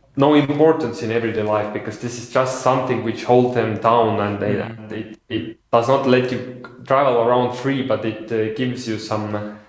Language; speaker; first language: English; non-native, fluent; Estonian